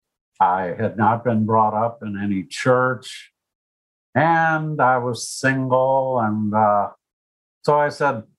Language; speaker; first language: English; native; English